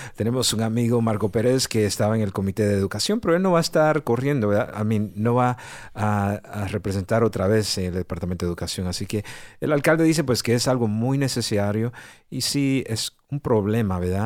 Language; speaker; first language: Spanish; native; Spanish